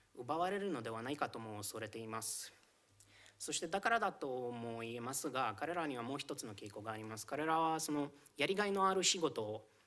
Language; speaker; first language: Japanese; non-native, fluent; Romanian